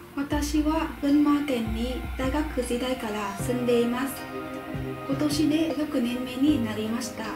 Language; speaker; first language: Japanese; non-native, fluent; Vietnamese